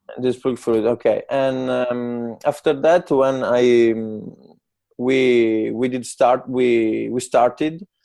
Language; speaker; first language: English; non-native, learner; Italian